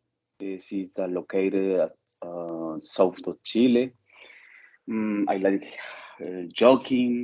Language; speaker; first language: English; non-native, learner; Spanish